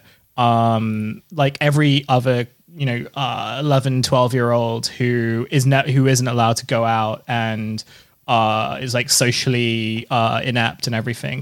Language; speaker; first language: English; native; English